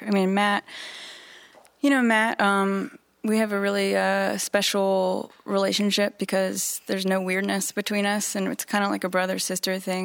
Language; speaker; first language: English; native; English